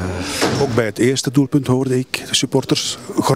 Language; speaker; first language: Dutch; native; Dutch